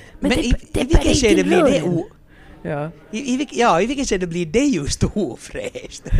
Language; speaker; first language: Swedish; native; Swedish